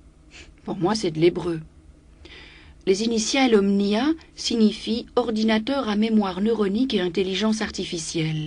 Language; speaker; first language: French; native; French